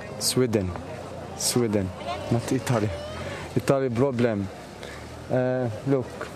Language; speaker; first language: English; non-native, learner; Arabic